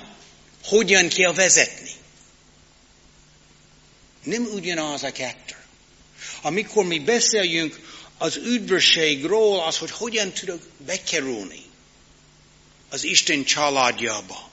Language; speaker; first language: Hungarian; non-native, learner; English